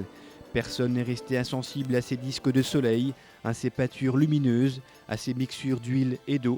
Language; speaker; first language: French; native; French